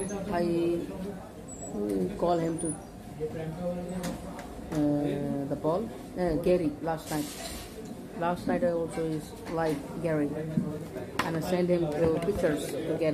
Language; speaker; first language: English; non-native, learner; Hindi